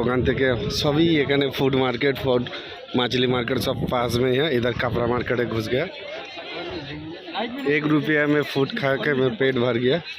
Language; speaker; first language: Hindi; non-native, local second language; Bangla